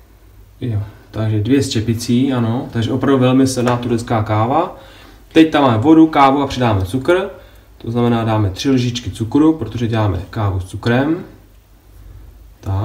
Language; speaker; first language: Czech; native; Czech